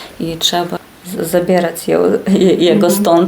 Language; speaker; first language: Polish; non-native, learner; Ukrainian